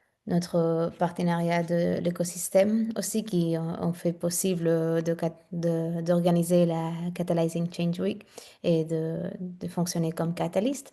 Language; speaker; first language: French; non-native, fluent; Spanish